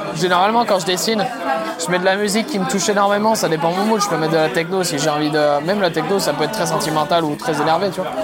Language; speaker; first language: French; native; French